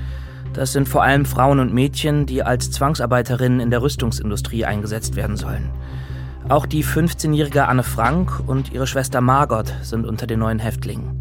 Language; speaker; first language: German; native; German